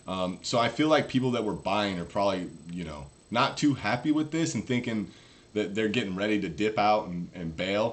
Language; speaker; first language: English; native; English